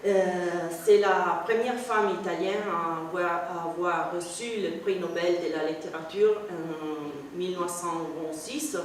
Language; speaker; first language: French; non-native, fluent; Italian